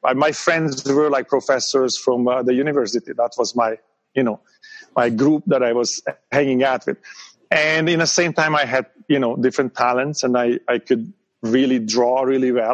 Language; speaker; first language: English; non-native, fluent; Hungarian